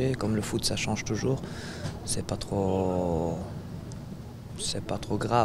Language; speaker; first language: French; non-native, fluent; Dutch